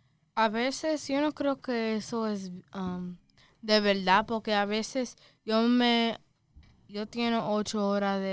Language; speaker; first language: Spanish; early bilingual, heritage; Spanish